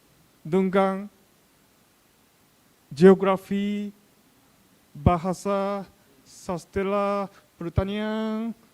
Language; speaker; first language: Indonesian; non-native, learner; Japanese